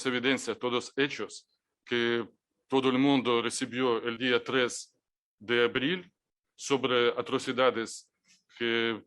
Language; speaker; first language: Spanish; non-native, fluent; Ukrainian